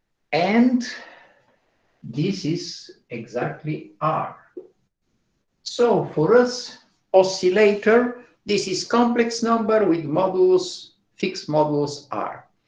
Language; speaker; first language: English; non-native, fluent; Bulgarian